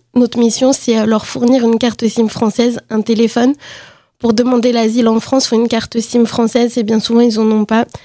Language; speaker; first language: French; native; French